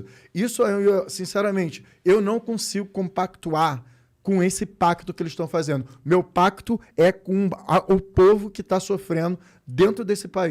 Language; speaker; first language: Portuguese; native; Portuguese